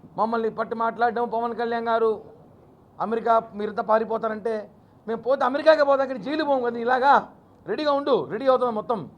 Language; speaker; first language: Telugu; native; Telugu